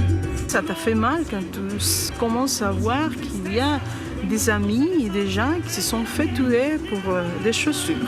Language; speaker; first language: French; non-native, fluent; Spanish